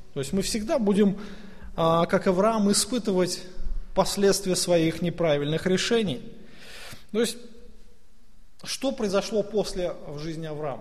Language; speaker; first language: Russian; native; Russian